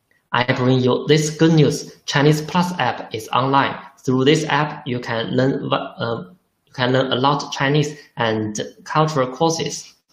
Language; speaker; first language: English; non-native, fluent; Chinese